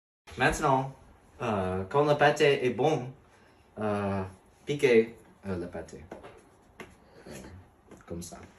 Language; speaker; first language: French; non-native, learner; English